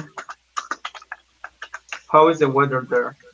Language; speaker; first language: English; non-native, learner; Spanish